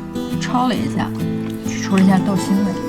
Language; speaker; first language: Chinese; native; Chinese